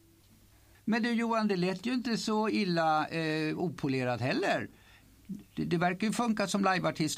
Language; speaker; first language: Swedish; native; Swedish